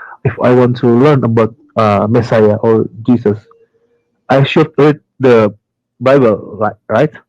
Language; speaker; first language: English; non-native, learner; Indonesian